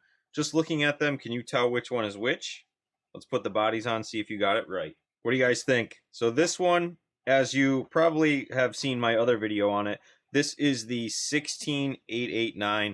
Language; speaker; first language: English; native; English